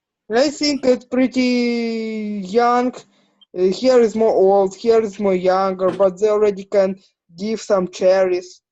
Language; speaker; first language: English; non-native, learner; Ukrainian